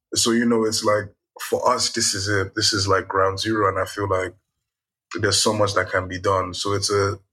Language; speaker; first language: English; non-native, local second language; Yoruba